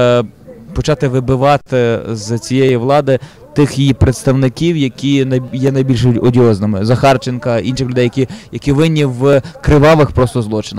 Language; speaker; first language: Ukrainian; native; Ukrainian